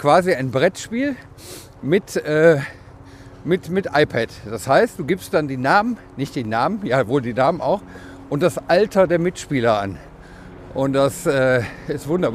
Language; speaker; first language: German; native; German